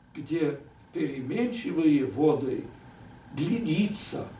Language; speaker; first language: Russian; non-native, fluent; English